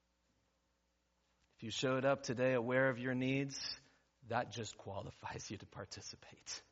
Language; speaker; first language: English; native; English